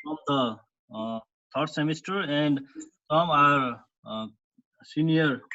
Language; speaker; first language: English; non-native, local second language; Nepali